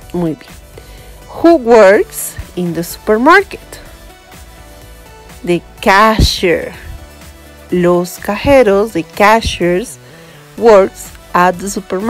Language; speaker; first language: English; non-native, learner; Spanish